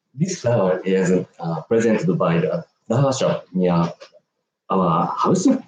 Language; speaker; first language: English; non-native, learner; Japanese